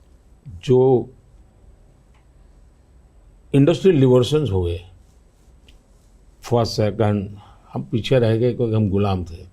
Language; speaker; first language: Hindi; native; Hindi